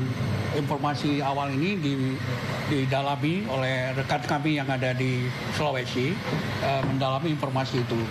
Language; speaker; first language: Indonesian; native; Indonesian